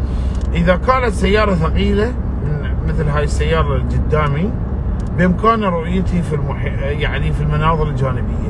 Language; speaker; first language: Arabic; native; Arabic